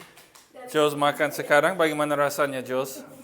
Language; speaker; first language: Indonesian; non-native, fluent; English